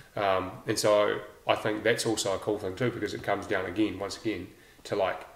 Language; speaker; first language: English; native; English